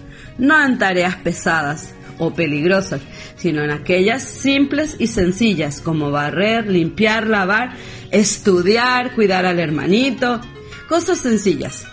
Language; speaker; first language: Spanish; native; Spanish